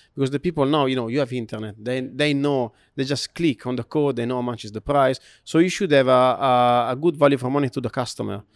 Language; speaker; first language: English; non-native, learner; Italian